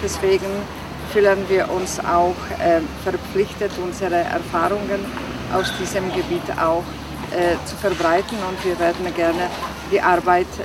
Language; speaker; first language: German; non-native, fluent; Polish